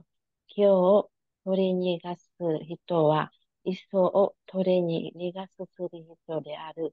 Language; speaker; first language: Japanese; non-native, learner; Vietnamese